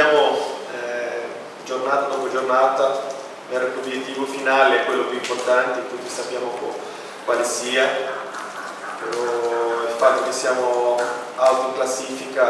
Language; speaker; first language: Italian; non-native, fluent; Portuguese